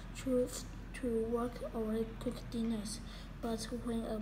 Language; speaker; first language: English; non-native, learner; Chinese